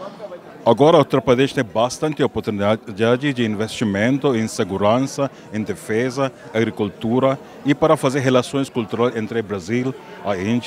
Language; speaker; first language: Portuguese; non-native, fluent; Hindi